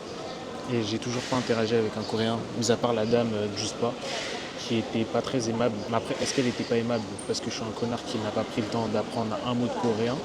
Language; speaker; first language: French; native; French